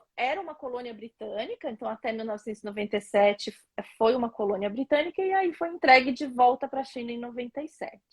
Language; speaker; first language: Portuguese; native; Portuguese